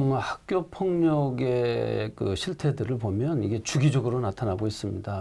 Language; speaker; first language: Korean; native; Korean